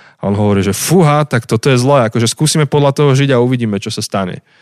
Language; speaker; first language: Slovak; native; Slovak